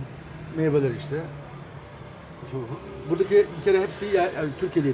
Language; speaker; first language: Turkish; native; Turkish